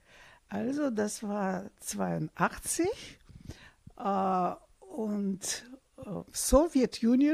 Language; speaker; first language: German; non-native, fluent; Russian